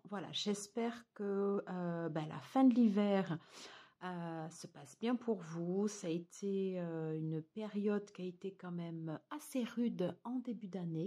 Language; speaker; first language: French; native; French